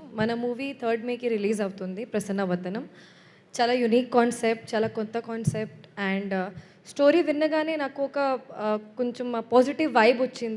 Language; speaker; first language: Telugu; non-native, fluent; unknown